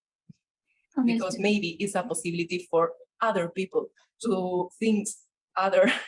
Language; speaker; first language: English; non-native, learner; Spanish